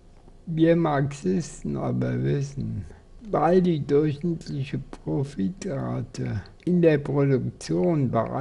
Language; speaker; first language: German; native; German